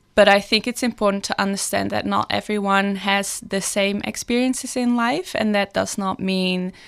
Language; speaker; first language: English; non-native, fluent; Dutch